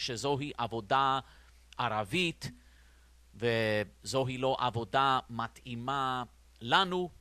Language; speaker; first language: Hebrew; non-native, fluent; English